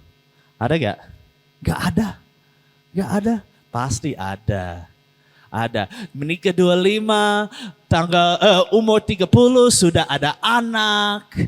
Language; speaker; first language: Indonesian; non-native, learner; English